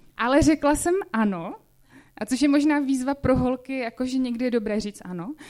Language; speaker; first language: Czech; native; Czech